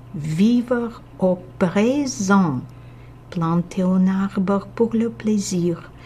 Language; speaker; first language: French; non-native, fluent; Russian